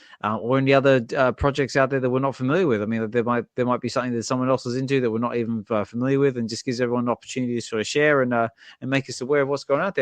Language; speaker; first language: English; native; English